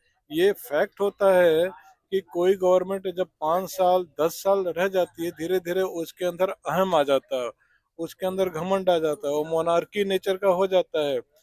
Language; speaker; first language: Hindi; native; Hindi